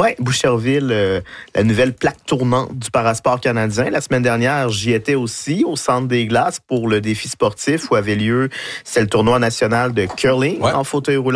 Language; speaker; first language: French; native; French